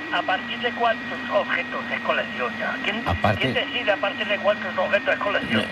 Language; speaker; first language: Spanish; native; Spanish